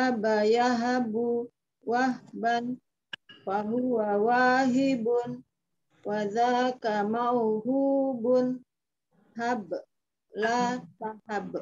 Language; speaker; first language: Arabic; non-native, learner; Indonesian